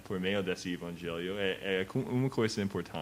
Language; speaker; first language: Portuguese; non-native, learner; English